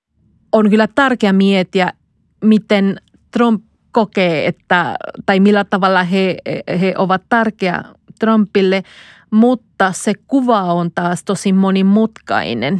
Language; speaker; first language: Finnish; non-native, fluent; Spanish